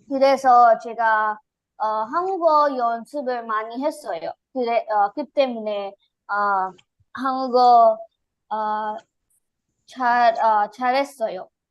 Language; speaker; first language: Korean; non-native, learner; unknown